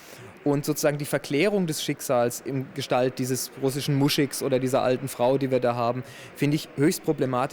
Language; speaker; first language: German; native; German